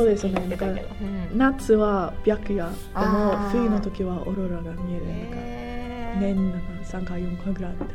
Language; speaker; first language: Japanese; non-native, learner; English